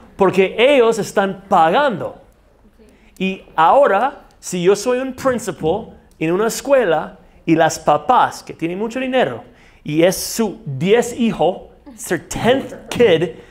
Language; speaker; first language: Spanish; non-native, fluent; English